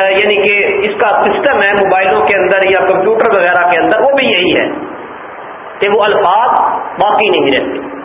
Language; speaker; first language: Urdu; non-native, local second language; Punjabi